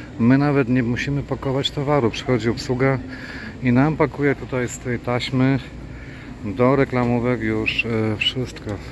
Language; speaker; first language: Polish; native; Polish